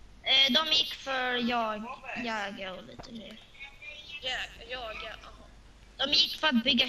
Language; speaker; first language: Swedish; non-native, learner; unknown